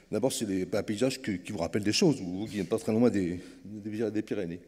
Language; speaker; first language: French; native; French